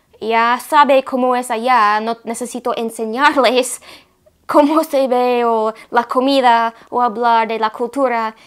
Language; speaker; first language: Spanish; non-native, fluent; English